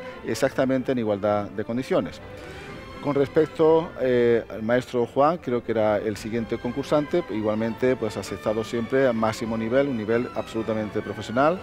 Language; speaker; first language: Spanish; native; Spanish